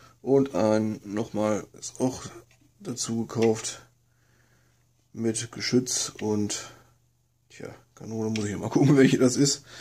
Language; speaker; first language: German; native; German